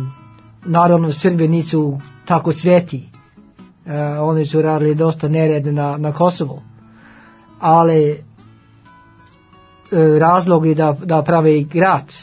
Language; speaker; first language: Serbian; non-native, learner; Norwegian